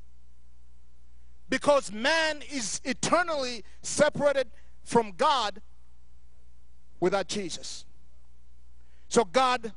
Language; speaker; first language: English; non-native, local second language; Ganda